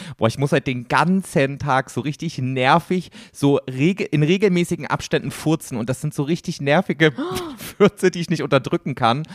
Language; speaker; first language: German; native; German